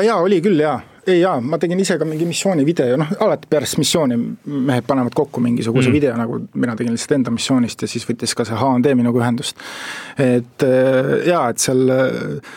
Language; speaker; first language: Estonian; native; Estonian